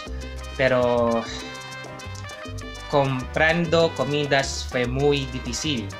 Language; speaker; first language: Spanish; non-native, learner; Filipino